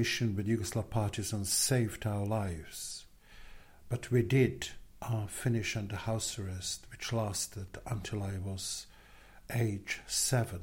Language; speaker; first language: English; non-native, fluent; Czech